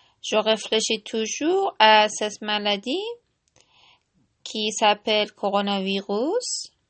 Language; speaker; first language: French; non-native, learner; Persian